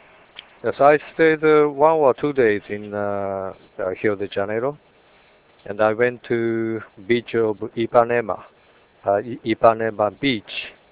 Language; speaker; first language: English; non-native, learner; Japanese